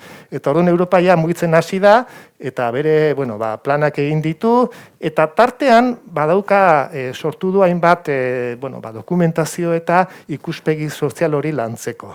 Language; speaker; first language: Basque; native; Basque